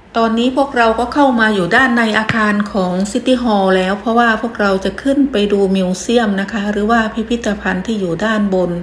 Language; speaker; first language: Thai; native; Thai